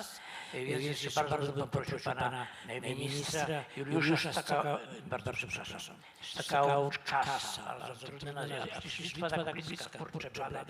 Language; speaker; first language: Polish; native; Polish